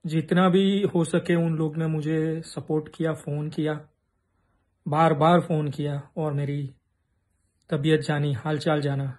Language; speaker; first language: Hindi; non-native, local second language; Gujarati